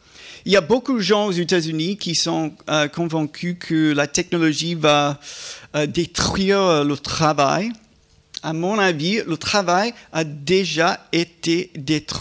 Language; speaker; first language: French; non-native, fluent; English